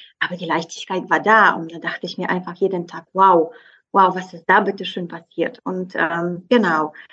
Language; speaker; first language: German; non-native, fluent; Polish